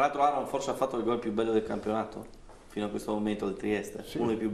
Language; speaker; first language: Italian; native; Italian